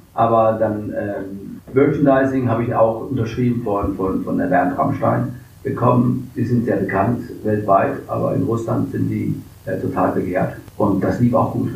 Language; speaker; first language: German; early bilingual, other home language; English